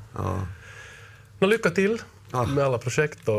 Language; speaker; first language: Swedish; native; Swedish